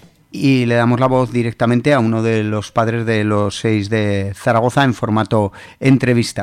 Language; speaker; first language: Spanish; native; Spanish